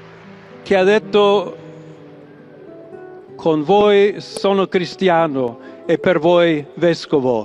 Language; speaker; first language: Italian; non-native, fluent; English